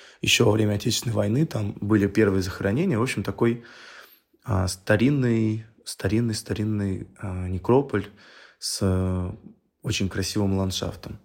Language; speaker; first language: Russian; native; Russian